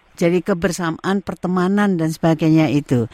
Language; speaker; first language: Indonesian; native; Indonesian